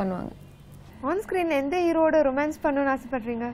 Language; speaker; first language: Tamil; native; Tamil